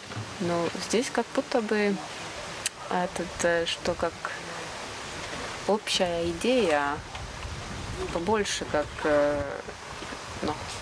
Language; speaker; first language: Russian; non-native, fluent; Lithuanian